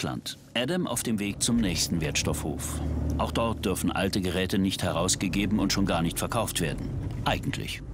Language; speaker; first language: German; native; German